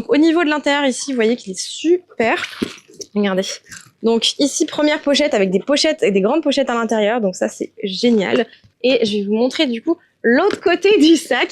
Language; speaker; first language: French; native; French